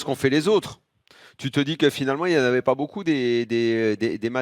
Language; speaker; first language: French; native; French